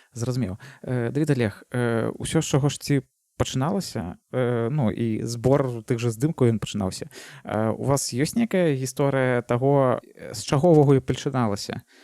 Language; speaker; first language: Belarusian; non-native, local second language; Russian